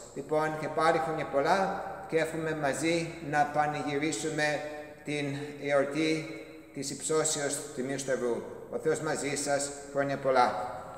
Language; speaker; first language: Greek; early bilingual, heritage; Greek